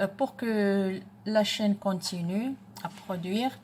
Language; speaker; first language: French; non-native, local second language; Arabic